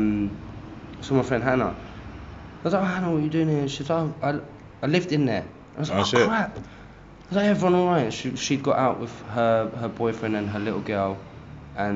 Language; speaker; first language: English; native; English